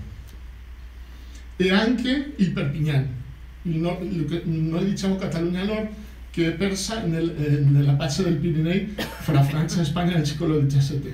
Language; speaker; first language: Italian; non-native, fluent; Catalan